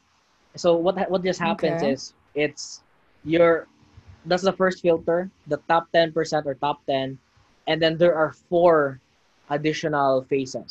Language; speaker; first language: English; non-native, local second language; Cebuano